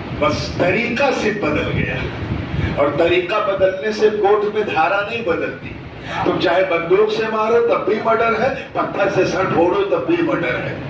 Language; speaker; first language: Urdu; native; Urdu